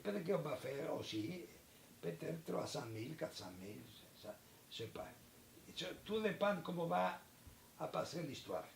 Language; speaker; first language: French; non-native, learner; Spanish